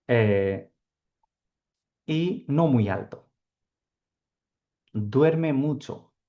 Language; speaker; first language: Spanish; non-native, fluent; Urdu